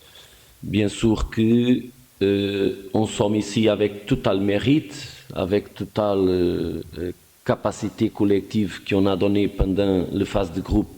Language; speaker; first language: French; non-native, fluent; Portuguese